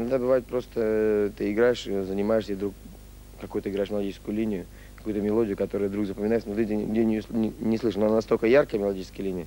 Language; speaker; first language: Russian; native; Russian